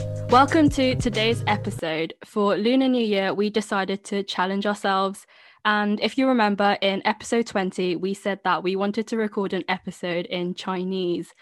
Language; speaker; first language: English; early bilingual, other home language; Chinese